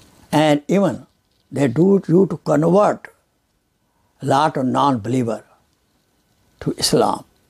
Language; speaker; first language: English; non-native, local second language; Urdu